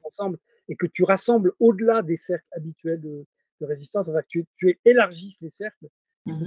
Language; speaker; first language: French; native; French